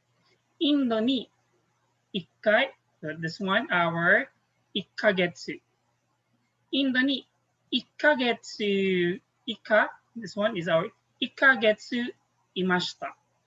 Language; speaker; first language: Japanese; non-native, fluent; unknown